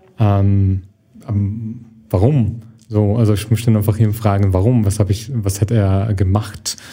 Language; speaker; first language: German; non-native, fluent; Arabic